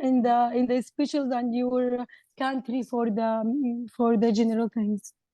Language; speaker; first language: English; non-native, learner; Arabic